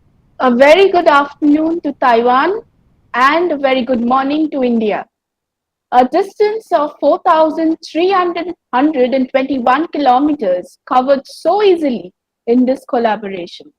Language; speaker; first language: English; non-native, local second language; Bangla